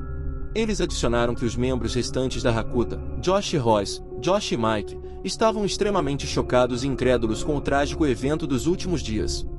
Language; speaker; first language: Portuguese; native; Portuguese